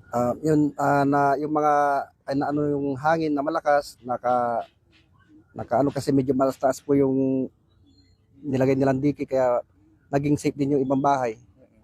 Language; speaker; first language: Filipino; non-native, local second language; Pangasinan